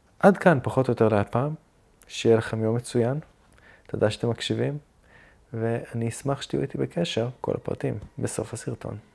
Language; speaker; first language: Hebrew; native; Hebrew